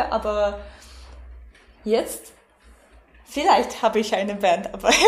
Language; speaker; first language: German; non-native, fluent; Russian